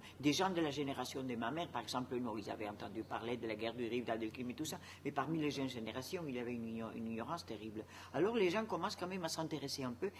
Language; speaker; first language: French; non-native, fluent; Spanish